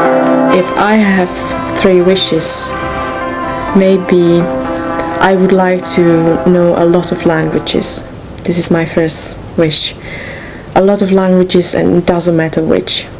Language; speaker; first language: English; non-native, learner; Czech